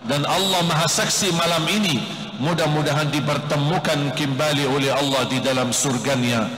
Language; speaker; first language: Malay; non-native, fluent; Arabic